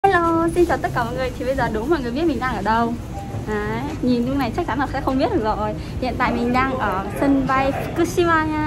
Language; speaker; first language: Vietnamese; native; Vietnamese